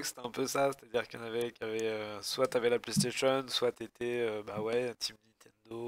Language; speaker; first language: French; native; French